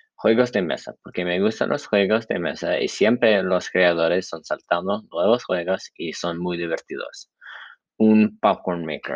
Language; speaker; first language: Spanish; non-native, learner; English